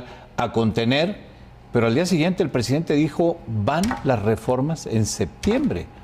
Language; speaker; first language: Spanish; native; Spanish